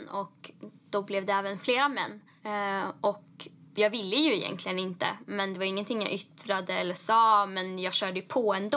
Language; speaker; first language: Swedish; native; Swedish